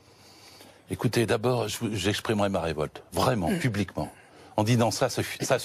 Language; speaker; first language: French; native; French